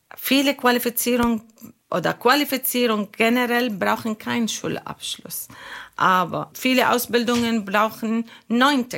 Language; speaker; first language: German; non-native, learner; Arabic